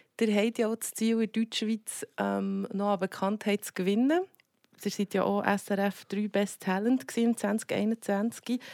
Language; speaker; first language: German; native; German